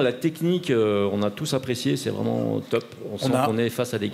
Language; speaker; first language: French; native; French